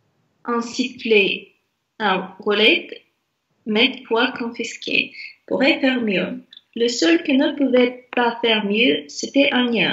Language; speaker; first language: French; non-native, learner; Russian